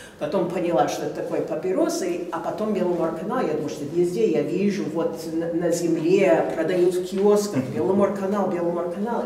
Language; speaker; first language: Russian; non-native, fluent; English